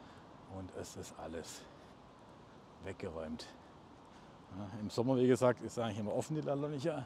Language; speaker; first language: German; native; German